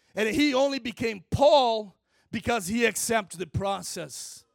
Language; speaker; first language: English; non-native, fluent; Portuguese